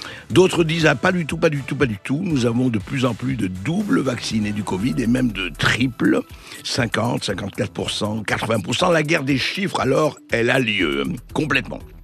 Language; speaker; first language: French; native; French